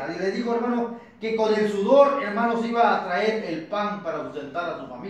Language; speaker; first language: Spanish; native; Spanish